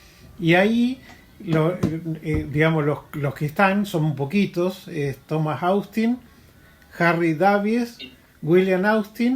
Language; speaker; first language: Spanish; native; Spanish